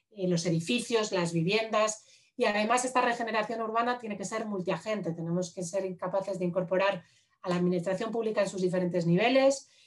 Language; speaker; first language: Spanish; native; Spanish